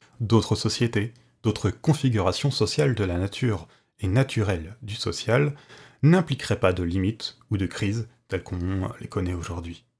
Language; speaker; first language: French; native; French